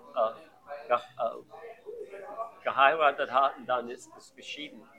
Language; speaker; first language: German; non-native, learner; English